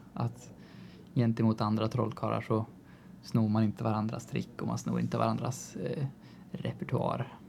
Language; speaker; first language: Swedish; native; Swedish